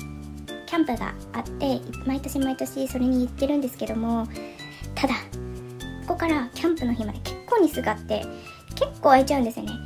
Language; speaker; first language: Japanese; native; Japanese